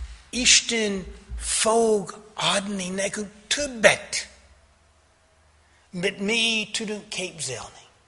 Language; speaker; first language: Hungarian; non-native, fluent; English